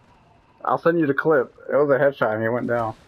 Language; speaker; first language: English; native; English